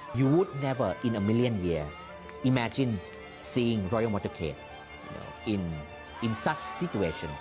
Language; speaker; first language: English; non-native, fluent; Thai